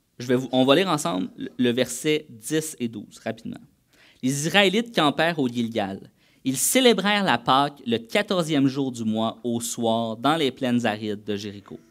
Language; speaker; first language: French; native; French